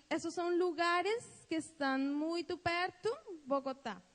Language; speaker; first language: Portuguese; non-native, fluent; Spanish